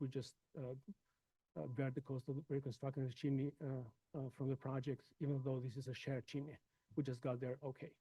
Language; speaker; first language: English; non-native, fluent; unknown